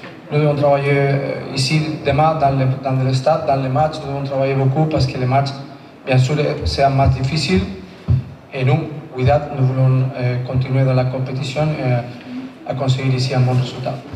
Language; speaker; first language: French; non-native, learner; Spanish